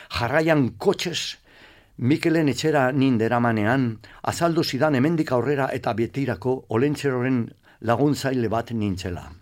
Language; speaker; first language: Basque; non-native, local second language; Spanish